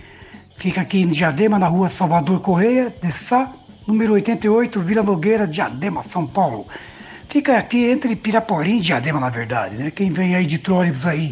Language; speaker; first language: Portuguese; native; Portuguese